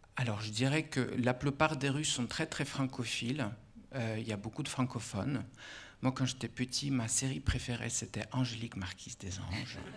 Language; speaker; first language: French; non-native, fluent; Russian